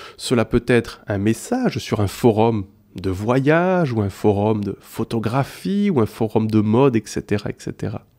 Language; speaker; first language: French; native; French